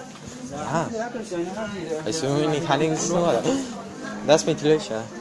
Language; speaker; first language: German; non-native, learner; Italian